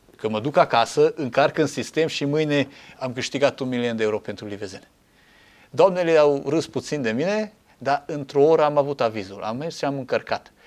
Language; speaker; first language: Romanian; non-native, local second language; Hungarian